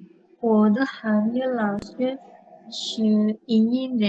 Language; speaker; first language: Chinese; non-native, learner; Indonesian